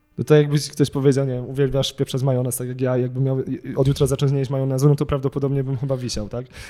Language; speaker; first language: Polish; native; Polish